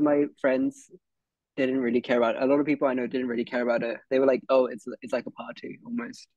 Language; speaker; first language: English; early bilingual, other home language; Hindi